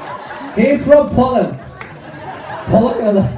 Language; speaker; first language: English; non-native, fluent; Turkish